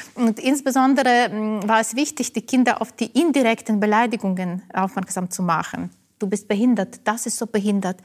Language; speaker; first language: German; non-native, fluent; Ukrainian